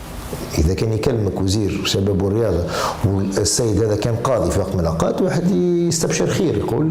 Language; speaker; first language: Arabic; native; Arabic